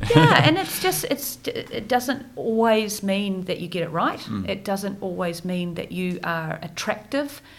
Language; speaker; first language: English; native; English